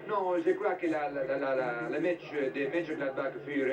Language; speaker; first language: French; non-native, learner; Italian